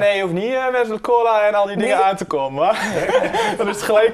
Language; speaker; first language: Dutch; native; Dutch